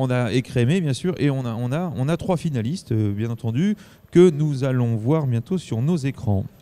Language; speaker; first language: French; native; French